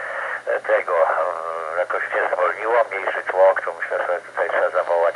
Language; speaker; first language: Polish; native; Polish